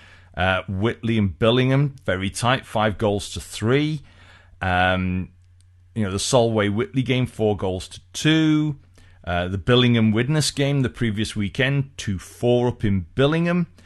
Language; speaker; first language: English; native; English